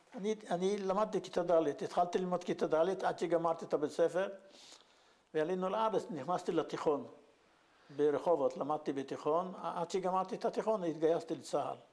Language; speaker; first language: Hebrew; non-native, fluent; Yiddish